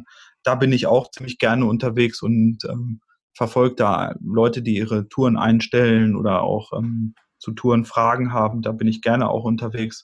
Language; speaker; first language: German; native; German